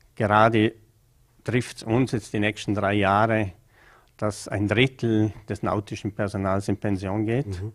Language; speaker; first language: German; native; German